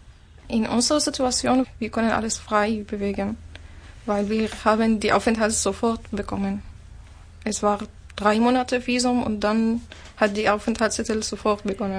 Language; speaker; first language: German; non-native, fluent; Arabic